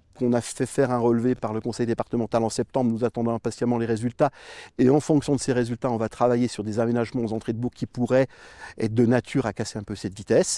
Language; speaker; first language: French; native; French